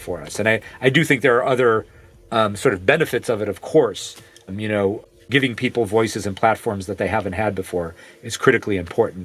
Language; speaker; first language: English; native; English